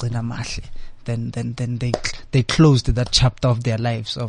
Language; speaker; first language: English; non-native, local second language; Xhosa